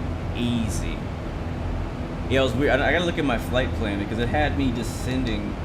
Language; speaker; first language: English; native; English